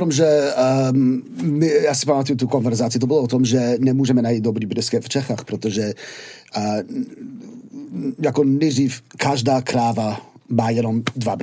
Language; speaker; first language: Czech; non-native, fluent; English